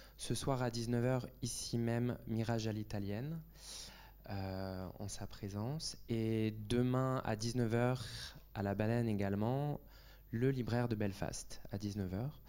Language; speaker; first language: French; native; French